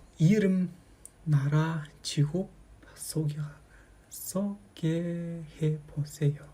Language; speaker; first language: Korean; non-native, fluent; Kazakh